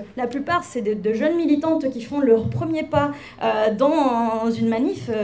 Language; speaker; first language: French; non-native, fluent; Spanish